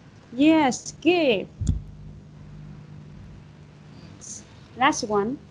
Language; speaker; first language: English; non-native, fluent; Vietnamese